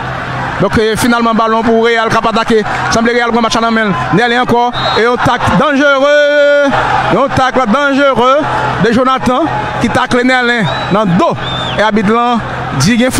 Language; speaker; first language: French; non-native, local second language; Haitian Creole